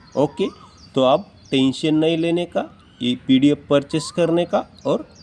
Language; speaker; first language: Hindi; non-native, local second language; Marathi